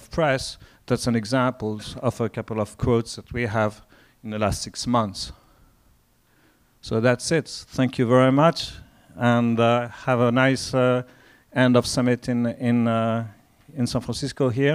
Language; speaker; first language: English; non-native, fluent; French